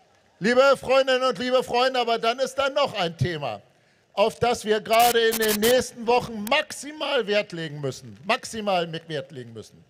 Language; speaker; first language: German; native; German